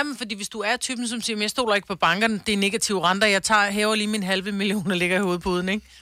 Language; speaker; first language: Danish; native; Danish